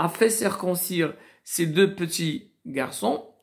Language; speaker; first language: French; non-native, local second language; Arabic